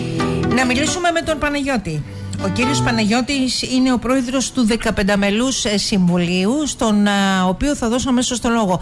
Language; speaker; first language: Greek; native; Greek